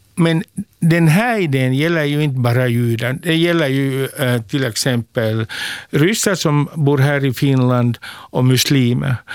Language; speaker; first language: Swedish; non-native, local second language; Finnish